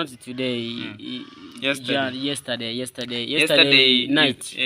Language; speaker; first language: English; non-native, learner; Swahili